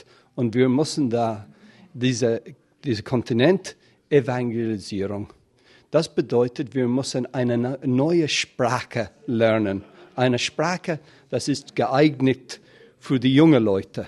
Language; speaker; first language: German; non-native, fluent; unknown